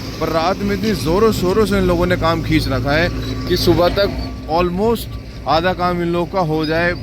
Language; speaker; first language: Hindi; native; Hindi